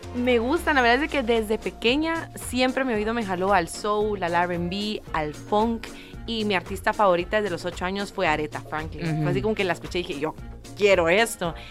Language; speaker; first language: Spanish; native; Spanish